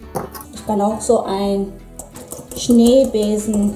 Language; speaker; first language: German; non-native, fluent; Swahili